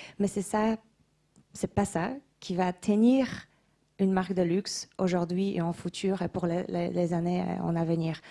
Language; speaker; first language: French; non-native, fluent; Polish